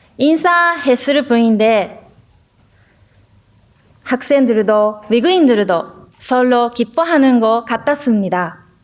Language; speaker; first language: Korean; non-native, learner; Japanese